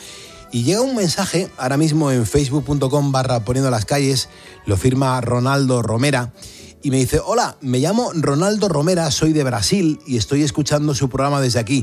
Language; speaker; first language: Spanish; native; Spanish